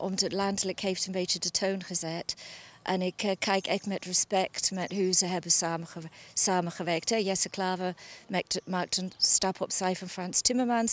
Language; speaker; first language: Dutch; non-native, fluent; English